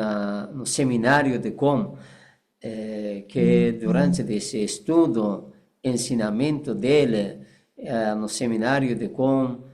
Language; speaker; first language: Portuguese; non-native, fluent; Persian